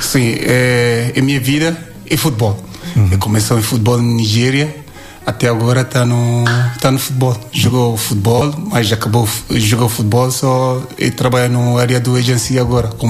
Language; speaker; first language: Portuguese; non-native, learner; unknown